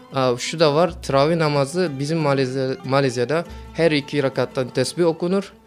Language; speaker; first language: Turkish; non-native, fluent; Malay